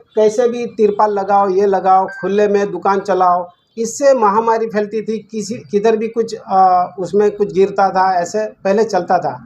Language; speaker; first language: Hindi; non-native, local second language; Gujarati